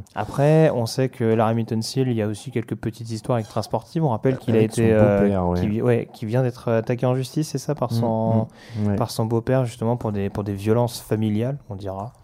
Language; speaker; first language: French; native; French